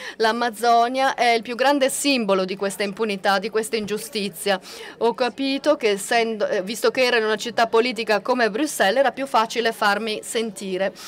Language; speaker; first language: Italian; non-native, fluent; Portuguese